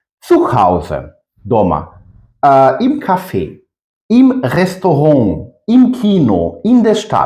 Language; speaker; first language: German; non-native, fluent; Ukrainian